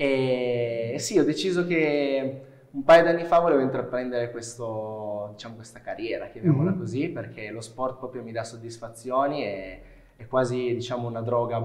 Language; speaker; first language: Italian; native; Italian